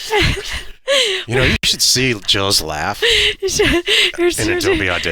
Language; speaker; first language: English; native; English